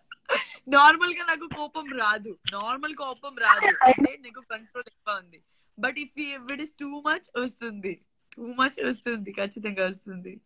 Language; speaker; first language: Telugu; non-native, learner; Gujarati